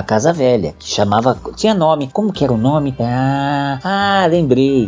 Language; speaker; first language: Portuguese; native; Portuguese